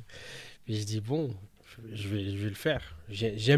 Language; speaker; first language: French; early bilingual, other home language; Portuguese